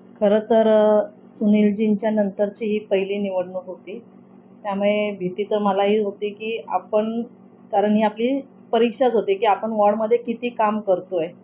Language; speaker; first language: Marathi; native; Marathi